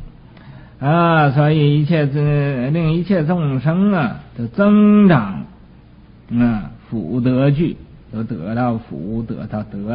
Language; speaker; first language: Chinese; native; Chinese